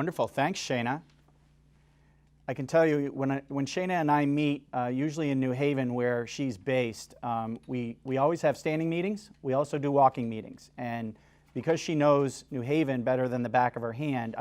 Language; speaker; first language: English; native; English